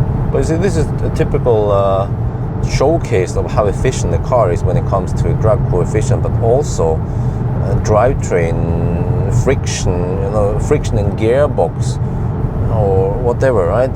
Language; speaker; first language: English; non-native, fluent; Norwegian